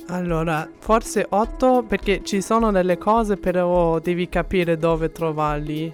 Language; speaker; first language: Italian; non-native, fluent; German